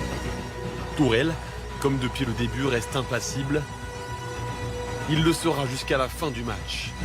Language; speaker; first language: French; native; French